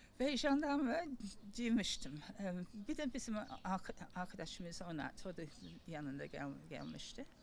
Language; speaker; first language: Turkish; non-native, learner; English